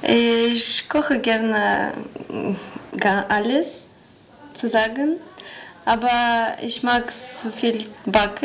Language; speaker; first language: German; non-native, learner; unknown